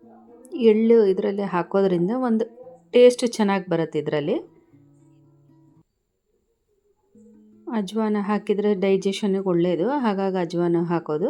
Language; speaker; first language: Kannada; native; Kannada